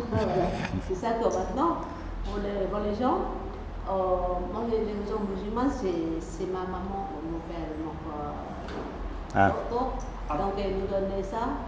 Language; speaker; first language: French; non-native, learner; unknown